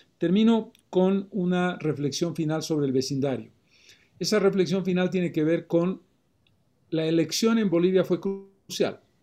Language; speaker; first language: Spanish; native; Spanish